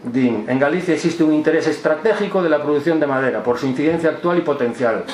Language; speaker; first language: Spanish; non-native, local second language; Galician